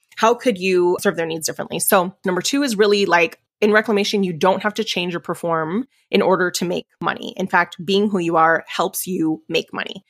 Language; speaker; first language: English; early bilingual, other home language; Spanish